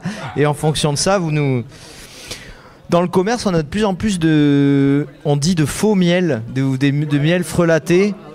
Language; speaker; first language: French; native; French